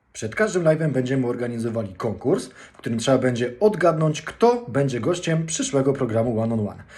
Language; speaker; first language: Polish; native; Polish